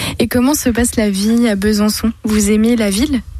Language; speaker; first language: French; native; French